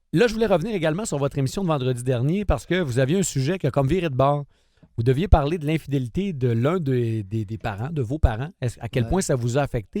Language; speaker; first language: French; native; French